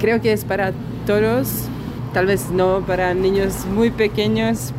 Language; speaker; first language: Spanish; non-native, fluent; Czech